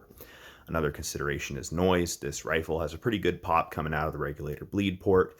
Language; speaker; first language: English; native; English